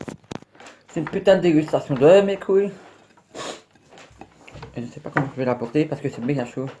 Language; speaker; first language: French; native; French